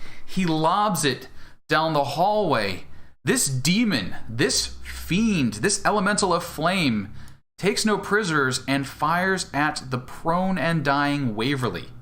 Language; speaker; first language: English; native; English